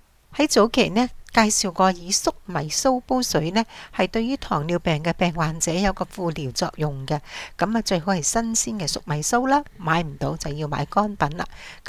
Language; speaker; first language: Chinese; non-native, local second language; Cantonese